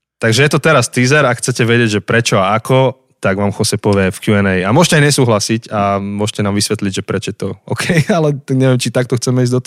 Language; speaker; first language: Slovak; native; Slovak